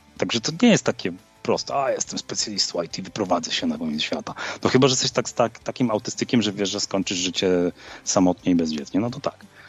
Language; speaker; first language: Polish; native; Polish